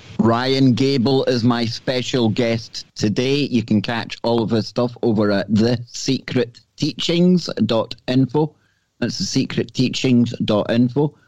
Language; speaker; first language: English; native; English